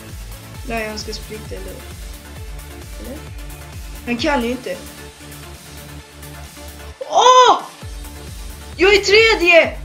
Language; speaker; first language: Swedish; early bilingual, other home language; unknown